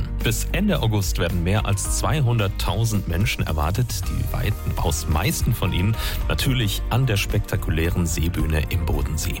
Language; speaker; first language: German; native; German